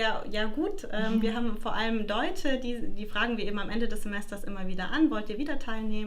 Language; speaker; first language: German; native; German